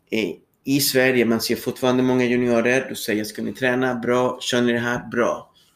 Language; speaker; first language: Swedish; non-native, fluent; Spanish